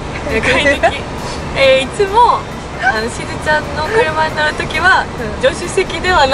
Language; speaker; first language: Japanese; native; Japanese